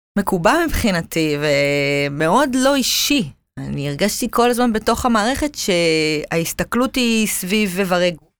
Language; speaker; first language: Hebrew; native; Hebrew